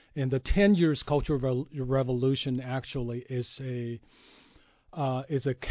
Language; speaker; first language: English; non-native, fluent; Chinese